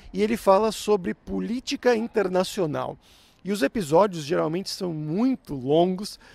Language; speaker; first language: Portuguese; native; Portuguese